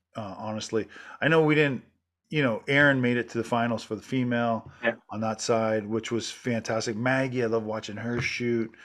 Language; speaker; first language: English; native; English